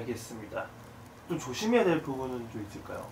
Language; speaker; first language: Korean; native; Korean